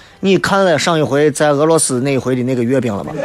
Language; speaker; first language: Chinese; native; Chinese